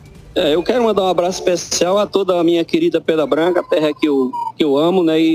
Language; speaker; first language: Portuguese; native; Portuguese